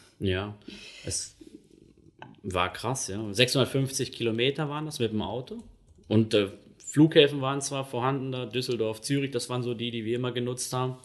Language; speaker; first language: German; native; German